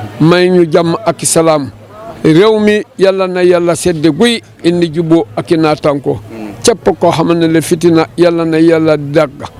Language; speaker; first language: Wolof; non-native, local second language; Mandingo